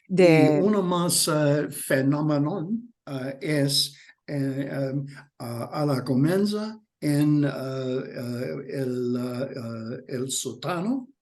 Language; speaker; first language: Spanish; non-native, learner; English